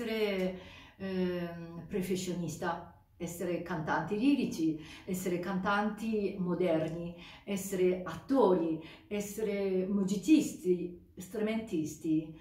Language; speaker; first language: Italian; non-native, fluent; Japanese